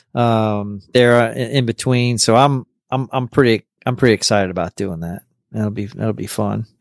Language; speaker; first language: English; native; English